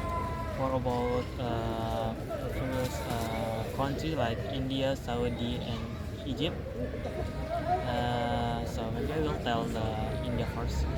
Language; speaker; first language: English; non-native, learner; Indonesian